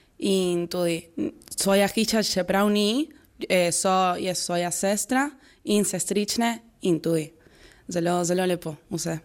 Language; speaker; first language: Slovenian; early bilingual, heritage; Slovenian